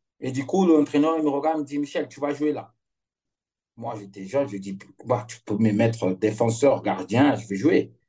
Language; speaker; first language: French; non-native, fluent; Portuguese